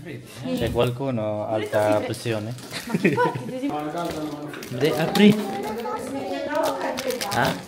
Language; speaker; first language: Italian; non-native, learner; Filipino